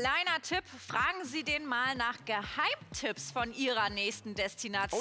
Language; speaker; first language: German; native; German